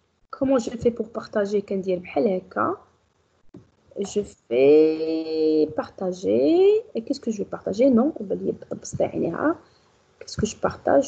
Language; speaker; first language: French; non-native, local second language; Arabic